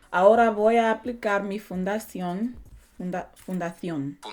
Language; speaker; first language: Spanish; non-native, learner; English